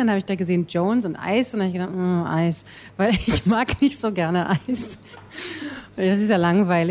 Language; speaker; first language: German; native; German